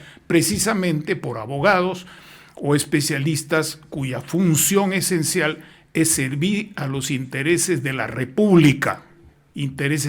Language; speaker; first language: Spanish; native; Spanish